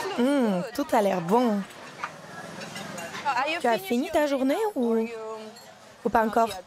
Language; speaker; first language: French; non-native, fluent; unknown